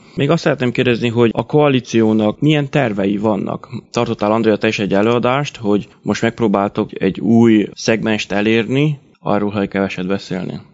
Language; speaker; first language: Hungarian; native; Hungarian